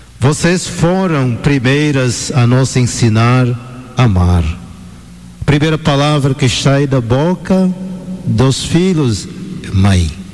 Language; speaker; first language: Portuguese; non-native, fluent; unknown